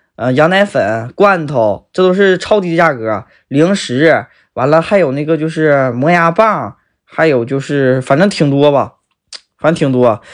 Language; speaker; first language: Chinese; native; Chinese